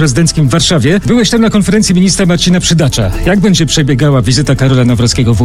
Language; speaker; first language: Polish; native; Polish